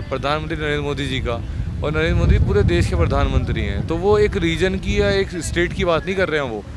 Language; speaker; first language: Hindi; native; Hindi